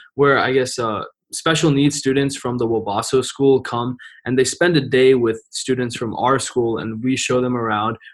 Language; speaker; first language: English; native; English